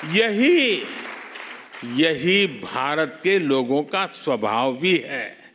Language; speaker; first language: Hindi; non-native, local second language; Gujarati